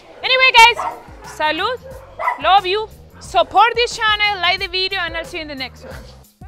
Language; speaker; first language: English; non-native, fluent; Spanish